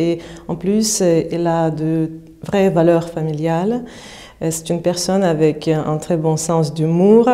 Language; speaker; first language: French; non-native, fluent; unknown